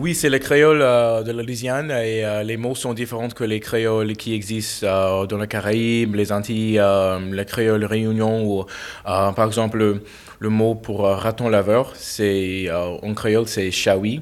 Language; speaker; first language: French; non-native, fluent; English